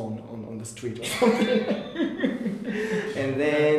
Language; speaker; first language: English; non-native, fluent; Japanese